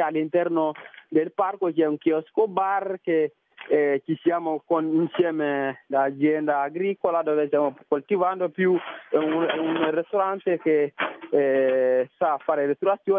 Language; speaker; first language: Italian; non-native, fluent; Bambara